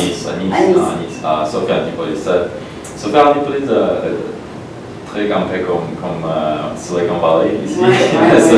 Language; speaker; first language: French; non-native, learner; Polish